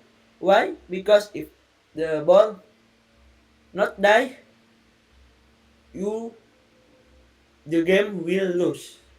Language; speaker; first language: English; non-native, learner; Indonesian